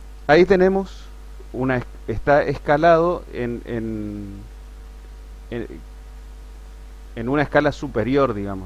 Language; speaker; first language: Spanish; native; Spanish